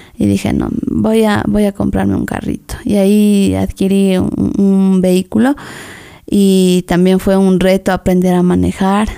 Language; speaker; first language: Spanish; native; Spanish